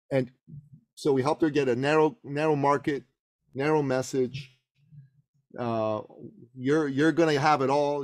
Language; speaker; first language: English; early bilingual, other home language; Persian